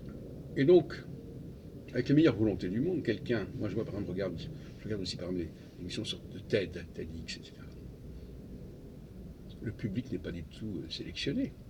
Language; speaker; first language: French; native; French